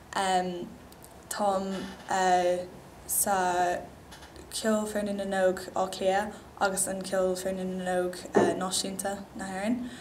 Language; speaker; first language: Irish; non-native, local second language; English